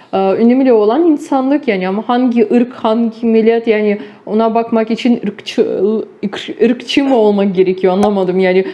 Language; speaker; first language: Turkish; non-native, fluent; Ukrainian